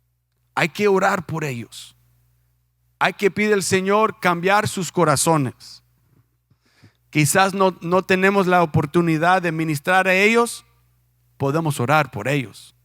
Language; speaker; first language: Spanish; non-native, fluent; English